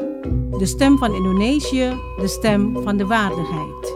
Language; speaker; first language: Dutch; non-native, fluent; Indonesian